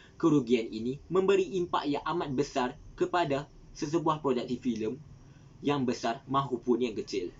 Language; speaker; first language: Malay; native; Malay